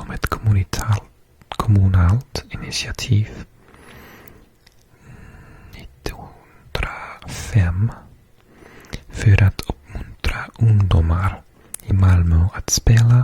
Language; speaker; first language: Swedish; non-native, fluent; English